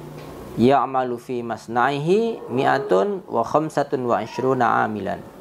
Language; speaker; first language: Arabic; non-native, fluent; Indonesian